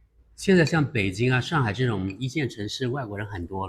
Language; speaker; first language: Chinese; native; Chinese